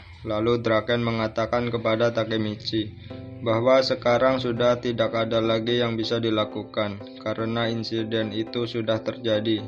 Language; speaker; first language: Indonesian; native; Indonesian